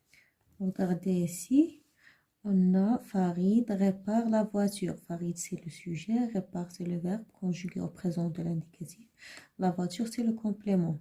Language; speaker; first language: French; non-native, learner; Arabic